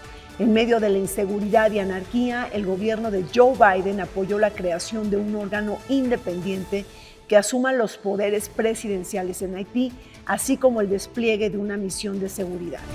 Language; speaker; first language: Spanish; native; Spanish